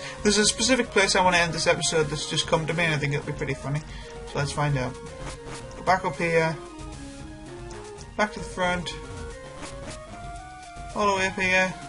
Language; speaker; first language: English; native; English